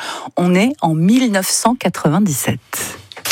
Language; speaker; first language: French; native; French